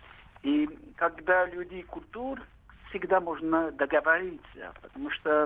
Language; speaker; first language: Russian; non-native, learner; French